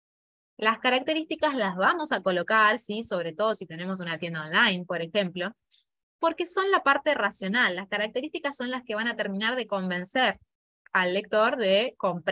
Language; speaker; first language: Spanish; native; Spanish